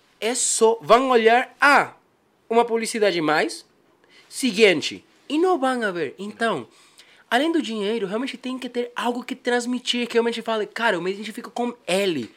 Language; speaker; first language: Portuguese; non-native, fluent; Spanish